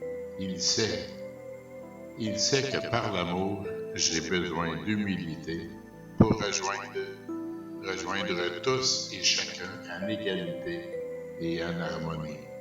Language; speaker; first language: French; native; French